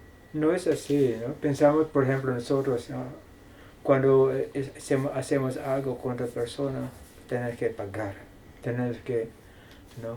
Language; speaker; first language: Spanish; non-native, fluent; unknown